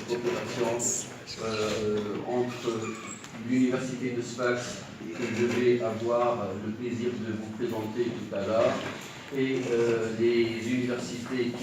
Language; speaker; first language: French; non-native, local second language; Arabic